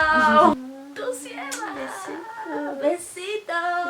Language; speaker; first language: Spanish; native; Spanish